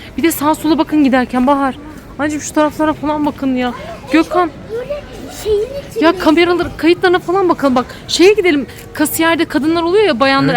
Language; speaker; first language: Turkish; native; Turkish